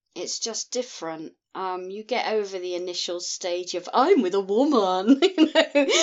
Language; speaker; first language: English; native; English